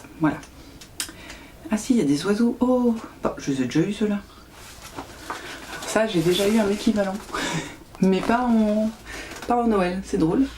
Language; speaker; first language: French; native; French